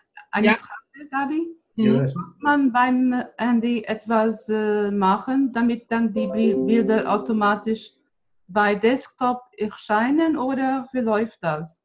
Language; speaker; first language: German; non-native, fluent; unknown